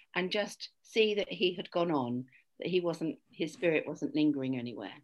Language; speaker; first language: English; native; English